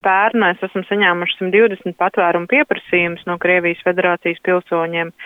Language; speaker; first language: Latvian; native; Latvian